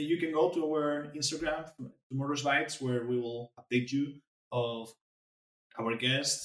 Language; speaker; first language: English; non-native, fluent; Spanish